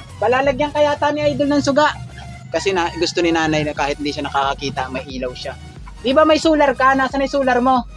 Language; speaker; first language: Filipino; native; Filipino